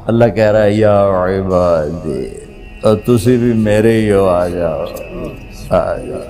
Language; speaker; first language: Urdu; non-native, local second language; Punjabi